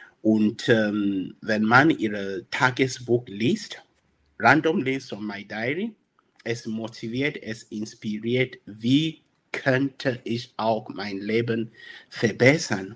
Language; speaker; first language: German; non-native, learner; English